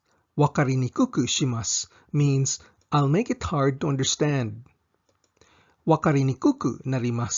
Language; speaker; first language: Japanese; non-native, fluent; English